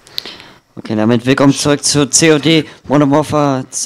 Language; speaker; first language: German; native; German